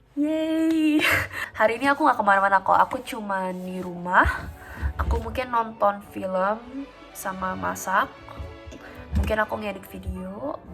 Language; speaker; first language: Indonesian; native; Indonesian